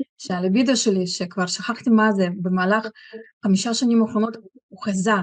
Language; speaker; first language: Hebrew; non-native, fluent; Russian